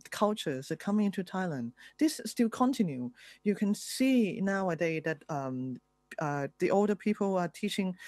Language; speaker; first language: English; non-native, fluent; Thai